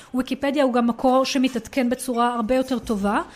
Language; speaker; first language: Hebrew; non-native, local second language; Arabic